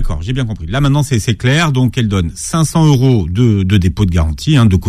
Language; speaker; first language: French; native; French